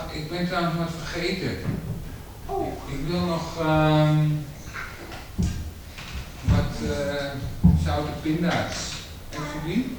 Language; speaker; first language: Dutch; native; Dutch